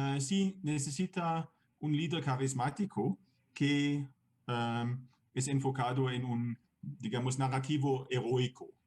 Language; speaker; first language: Spanish; non-native, fluent; German